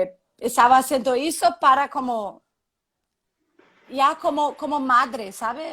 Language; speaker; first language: Spanish; non-native, learner; Portuguese